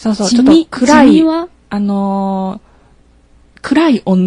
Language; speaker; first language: Japanese; native; Japanese